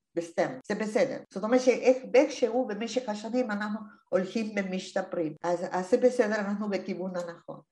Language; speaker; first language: Hebrew; non-native, fluent; Spanish